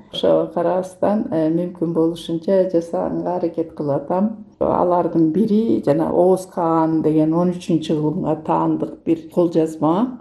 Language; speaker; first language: Kyrgyz; native; Kyrgyz